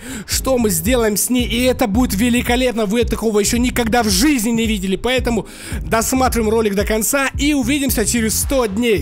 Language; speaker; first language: Russian; native; Russian